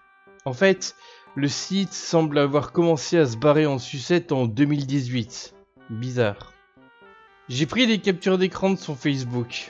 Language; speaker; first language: French; native; French